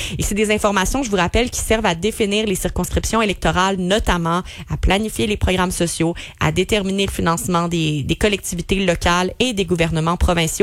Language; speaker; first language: French; native; French